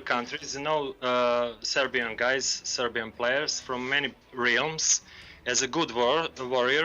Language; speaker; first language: English; non-native, learner; Serbian